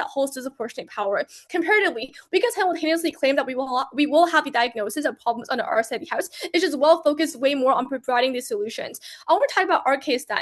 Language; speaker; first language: English; non-native, fluent; Chinese